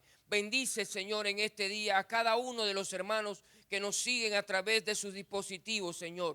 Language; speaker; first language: Spanish; native; Spanish